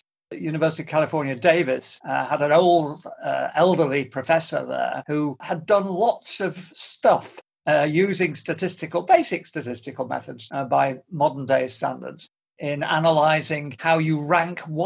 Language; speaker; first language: English; native; English